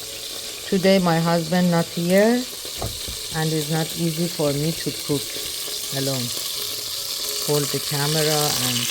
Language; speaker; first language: English; non-native, learner; Persian